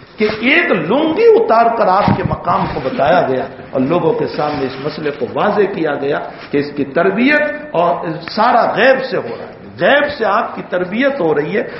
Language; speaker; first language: Urdu; native; Urdu